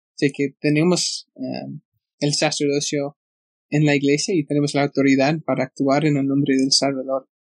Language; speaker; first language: Spanish; non-native, fluent; English